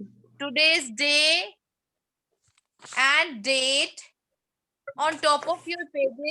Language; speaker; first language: English; non-native, fluent; Urdu